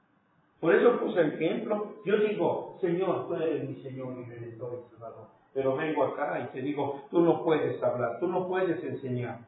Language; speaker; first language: Spanish; native; Spanish